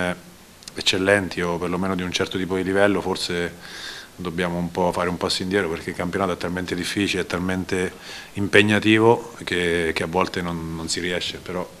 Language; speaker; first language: Italian; native; Italian